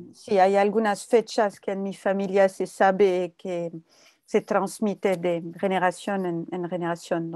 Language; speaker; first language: Spanish; non-native, fluent; French